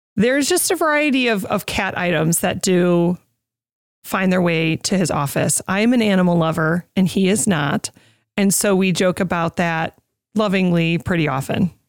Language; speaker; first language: English; native; English